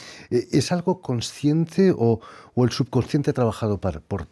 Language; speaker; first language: Spanish; native; Spanish